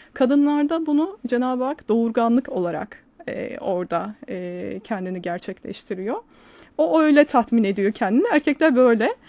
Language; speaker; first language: Turkish; native; Turkish